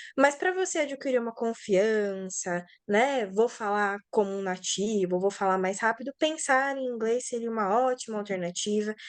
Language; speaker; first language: Portuguese; native; Portuguese